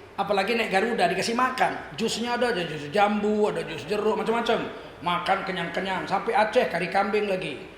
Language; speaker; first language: Indonesian; native; Indonesian